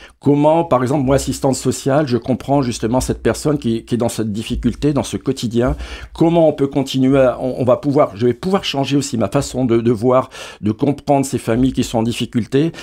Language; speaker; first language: French; native; French